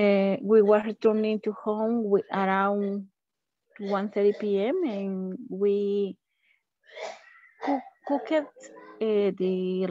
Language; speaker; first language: English; non-native, learner; Spanish